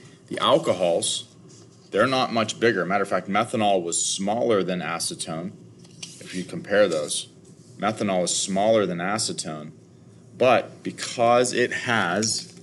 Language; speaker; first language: English; native; English